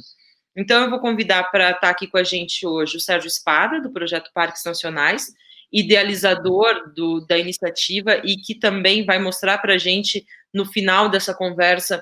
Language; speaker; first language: Portuguese; native; Portuguese